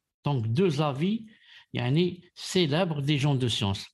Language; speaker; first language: French; non-native, local second language; Arabic